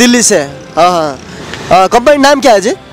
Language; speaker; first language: Hindi; non-native, local second language; Nepali